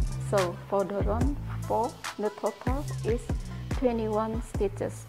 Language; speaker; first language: English; non-native, learner; Indonesian